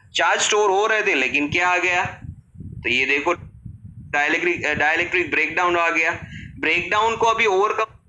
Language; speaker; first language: Hindi; non-native, local second language; Gujarati